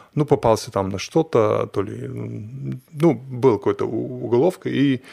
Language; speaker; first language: Russian; non-native, fluent; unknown